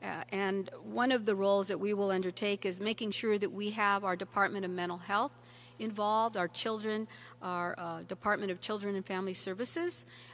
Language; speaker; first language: English; early bilingual, other home language; Spanish